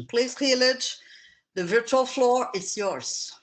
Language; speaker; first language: English; non-native, fluent; Portuguese